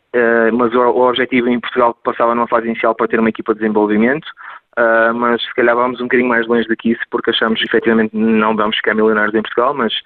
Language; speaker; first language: Portuguese; native; Portuguese